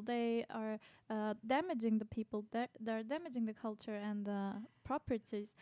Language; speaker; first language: English; non-native, fluent; Turkish